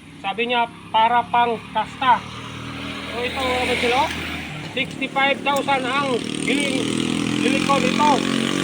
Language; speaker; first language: Filipino; non-native, local second language; Hiligaynon